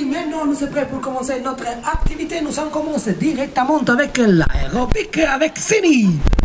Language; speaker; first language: French; non-native, learner; Italian